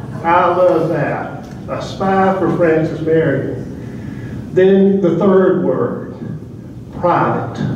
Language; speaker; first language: English; native; English